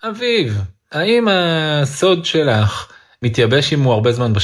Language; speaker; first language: Hebrew; native; Hebrew